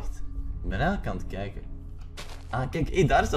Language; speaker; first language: Dutch; native; Dutch